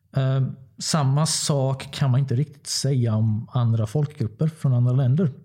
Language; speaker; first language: Swedish; early bilingual, other home language; Bosnian